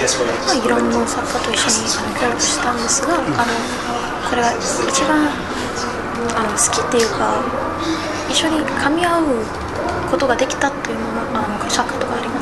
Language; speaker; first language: Japanese; non-native, fluent; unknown